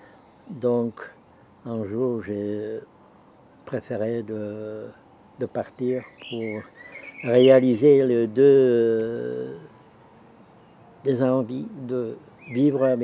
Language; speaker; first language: French; non-native, fluent; Czech